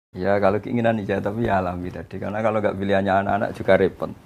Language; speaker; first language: Indonesian; non-native, local second language; Javanese